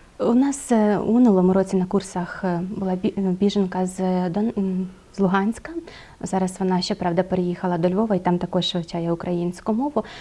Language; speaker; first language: Ukrainian; native; Ukrainian